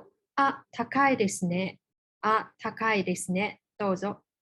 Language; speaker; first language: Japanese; non-native, fluent; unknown